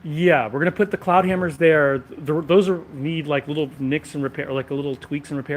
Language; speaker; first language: English; native; English